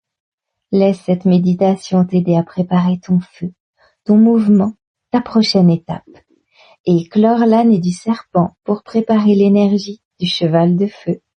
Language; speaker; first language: French; native; French